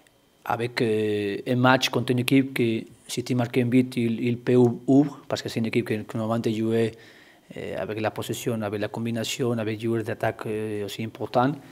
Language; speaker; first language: French; non-native, learner; Spanish